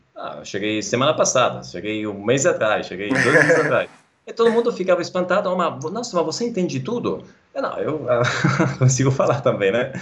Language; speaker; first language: Portuguese; non-native, fluent; Italian